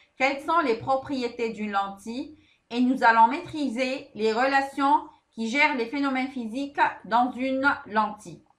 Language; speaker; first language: French; non-native, local second language; Arabic